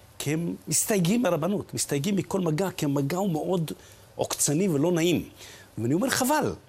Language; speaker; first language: Hebrew; early bilingual, other home language; Arabic